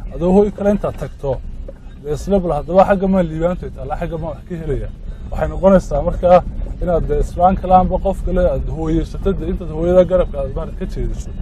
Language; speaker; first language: Somali; early bilingual, other home language; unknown